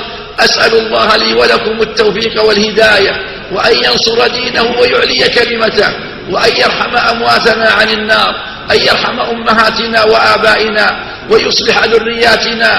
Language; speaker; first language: Arabic; native; Arabic